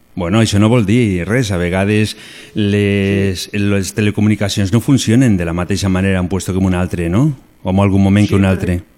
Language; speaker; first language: Catalan; non-native, local second language; Spanish